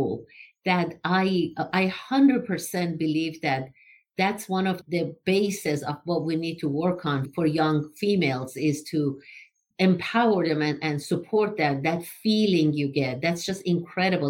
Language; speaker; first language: English; non-native, fluent; Persian